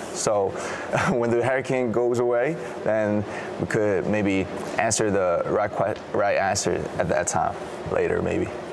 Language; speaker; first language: English; non-native, fluent; Korean